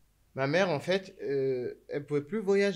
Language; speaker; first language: French; native; French